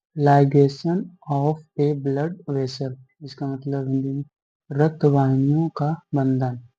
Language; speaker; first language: Hindi; native; Hindi